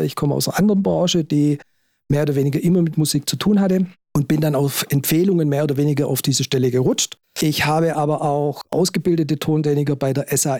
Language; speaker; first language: German; native; German